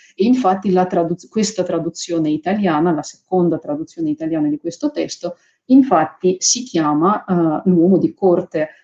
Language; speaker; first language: Italian; non-native, fluent; Russian